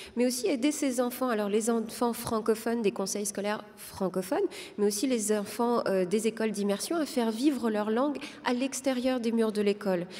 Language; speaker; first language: French; non-native, local second language; Arabic